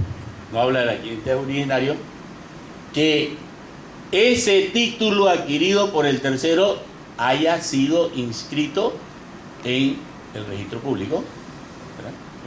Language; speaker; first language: Spanish; native; Spanish